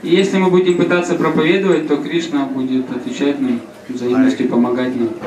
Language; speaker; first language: Russian; native; Russian